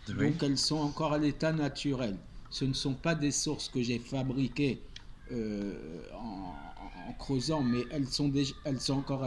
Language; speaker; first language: French; native; French